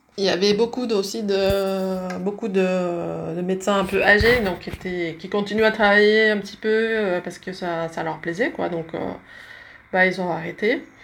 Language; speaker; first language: French; early bilingual, other home language; Dutch